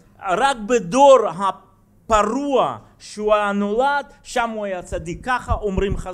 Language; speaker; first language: Hebrew; non-native, fluent; Russian